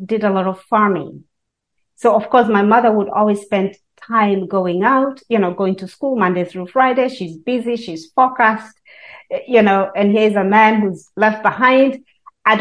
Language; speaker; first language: English; non-native, local second language; Kikuyu